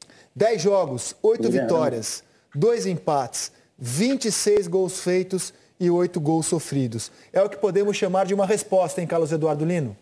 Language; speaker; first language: Portuguese; native; Portuguese